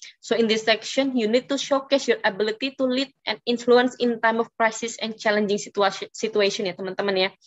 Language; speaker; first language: English; non-native, fluent; Indonesian